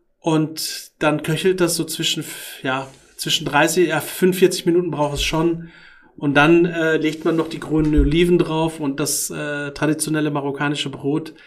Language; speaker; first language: German; early bilingual, other home language; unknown